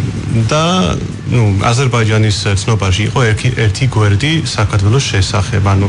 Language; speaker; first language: Georgian; non-native, fluent; English